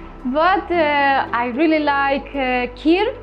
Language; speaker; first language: English; non-native, learner; Spanish